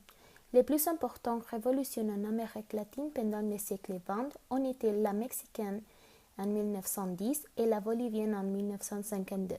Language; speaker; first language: French; non-native, learner; Spanish